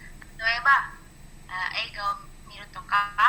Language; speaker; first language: Japanese; non-native, learner; Indonesian